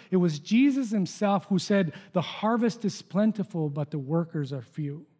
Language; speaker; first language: English; non-native, fluent; Spanish